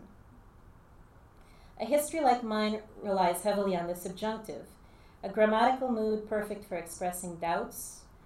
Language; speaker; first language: English; native; English